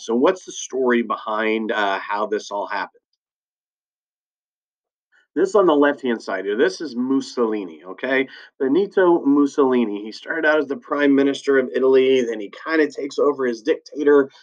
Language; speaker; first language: English; native; English